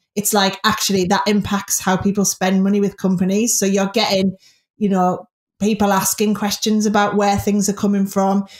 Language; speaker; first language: English; native; English